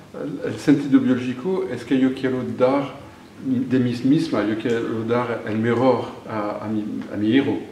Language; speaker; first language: Spanish; non-native, fluent; French